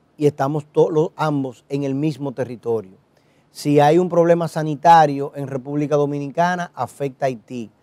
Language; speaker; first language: Spanish; native; Spanish